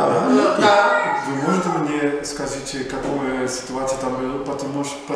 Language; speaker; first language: Russian; non-native, learner; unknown